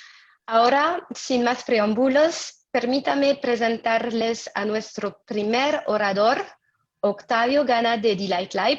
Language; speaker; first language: Spanish; non-native, fluent; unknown